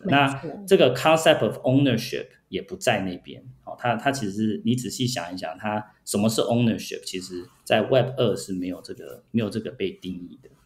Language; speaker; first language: Chinese; early bilingual, heritage; Chinese